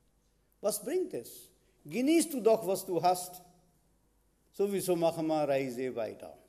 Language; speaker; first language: German; non-native, fluent; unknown